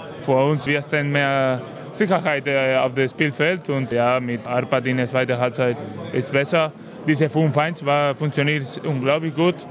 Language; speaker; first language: German; non-native, learner; Spanish